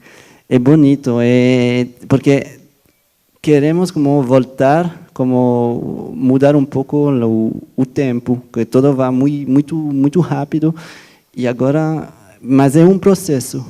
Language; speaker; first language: Portuguese; non-native, fluent; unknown